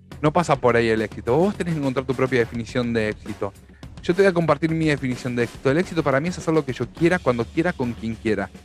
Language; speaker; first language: Spanish; native; Spanish